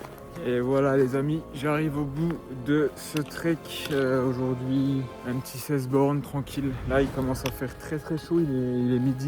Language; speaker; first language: French; native; French